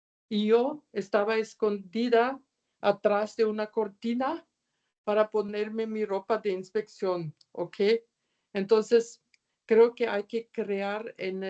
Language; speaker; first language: Spanish; non-native, fluent; German